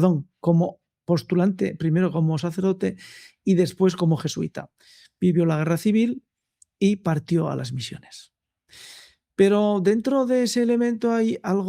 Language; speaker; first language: Spanish; native; Spanish